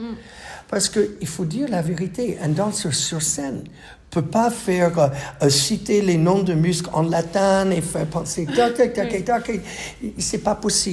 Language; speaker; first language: French; non-native, fluent; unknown